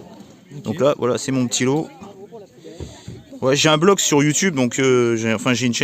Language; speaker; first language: French; native; French